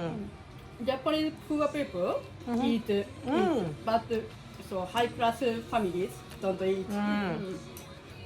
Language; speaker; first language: English; non-native, learner; Japanese